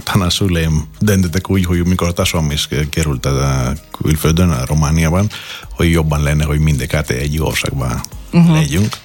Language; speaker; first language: Hungarian; non-native, fluent; Greek